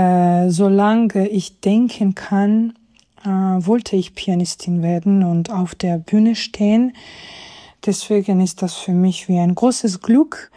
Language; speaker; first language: German; non-native, fluent; Georgian